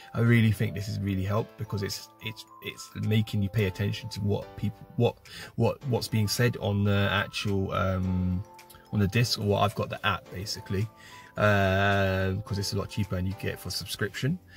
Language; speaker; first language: English; native; English